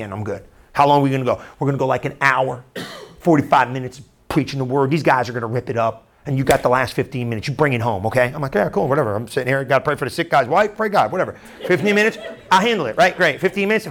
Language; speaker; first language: English; native; English